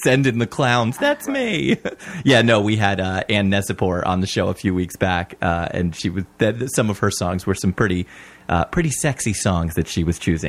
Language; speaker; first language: English; native; English